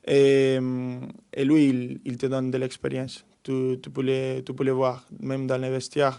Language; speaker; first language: French; non-native, fluent; Spanish